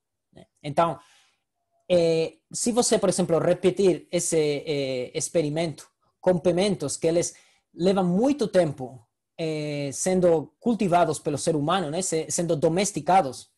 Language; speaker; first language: Portuguese; non-native, fluent; Spanish